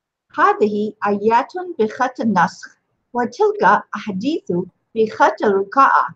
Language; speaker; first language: Arabic; non-native, fluent; English